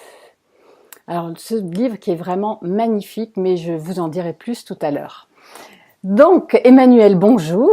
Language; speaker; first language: French; native; French